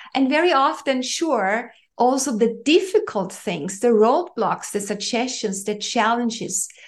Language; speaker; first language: English; non-native, fluent; German